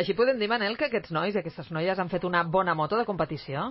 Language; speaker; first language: Catalan; native; Catalan